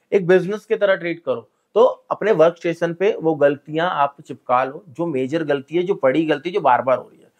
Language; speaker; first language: Hindi; native; Hindi